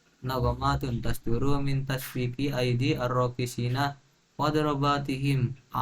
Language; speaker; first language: Arabic; non-native, learner; Indonesian